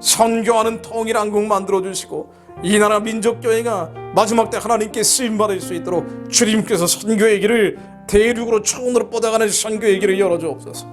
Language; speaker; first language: Korean; native; Korean